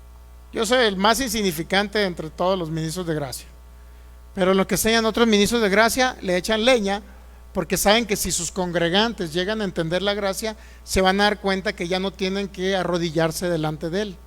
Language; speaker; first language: Spanish; native; Spanish